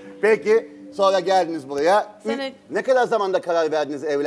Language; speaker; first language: Turkish; native; Turkish